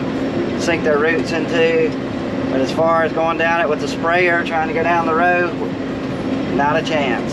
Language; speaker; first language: English; native; English